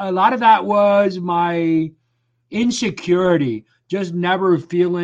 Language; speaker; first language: English; native; English